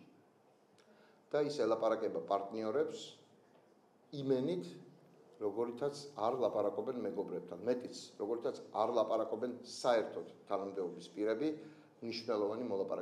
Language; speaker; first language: Georgian; native; Georgian